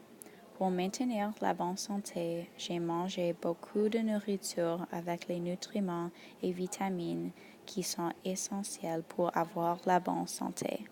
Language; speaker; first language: French; non-native, local second language; English